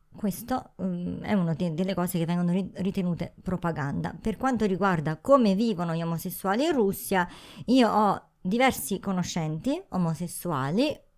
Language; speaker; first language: Italian; native; Italian